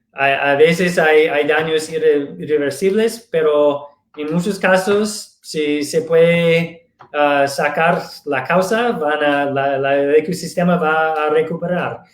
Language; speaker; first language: Spanish; non-native, fluent; English